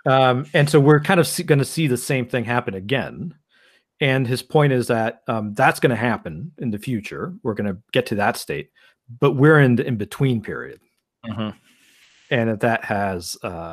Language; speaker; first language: English; early bilingual, other home language; Spanish